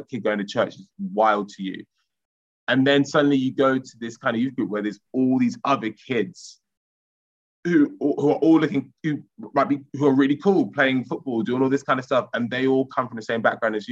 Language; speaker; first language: English; native; English